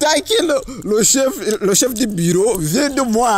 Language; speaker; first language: French; non-native, learner; Rundi